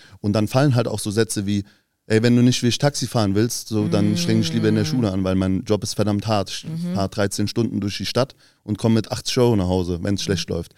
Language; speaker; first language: German; early bilingual, other home language; Turkish